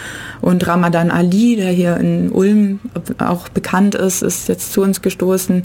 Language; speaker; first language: German; native; German